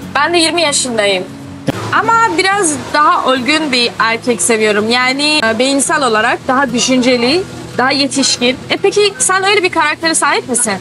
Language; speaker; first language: Turkish; early bilingual, heritage; Turkish